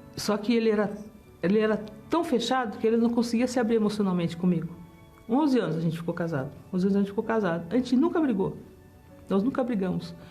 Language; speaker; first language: Portuguese; early bilingual, other home language; German